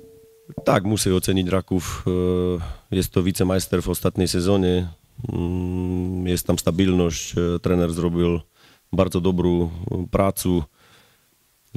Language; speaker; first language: Polish; non-native, learner; Slovak